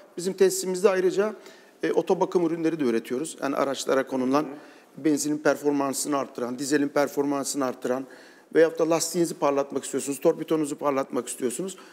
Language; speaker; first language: Turkish; native; Turkish